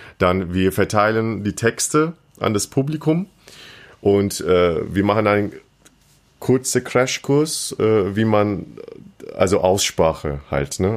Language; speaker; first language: German; non-native, fluent; Turkish